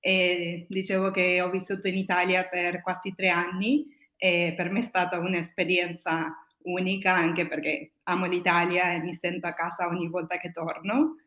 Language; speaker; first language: Italian; non-native, fluent; Spanish